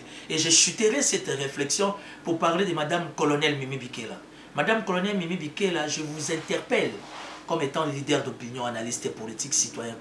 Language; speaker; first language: French; non-native, local second language; Lingala